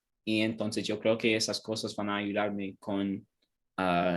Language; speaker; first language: Spanish; non-native, learner; English